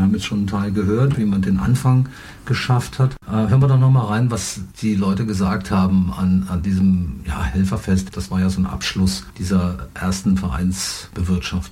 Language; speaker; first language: German; native; German